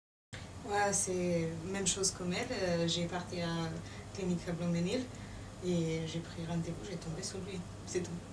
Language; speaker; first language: French; non-native, fluent; Serbian